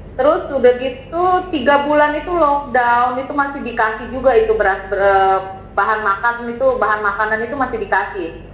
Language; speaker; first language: Indonesian; native; Indonesian